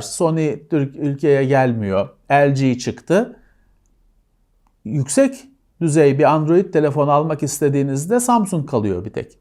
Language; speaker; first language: Turkish; native; Turkish